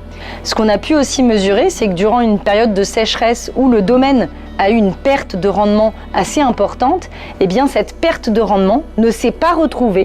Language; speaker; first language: French; native; French